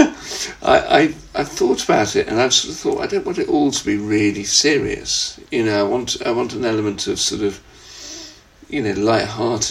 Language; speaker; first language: English; native; English